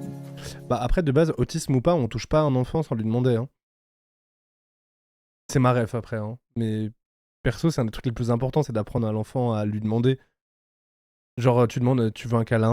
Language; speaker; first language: French; native; French